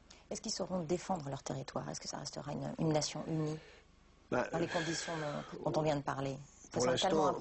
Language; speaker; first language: French; native; French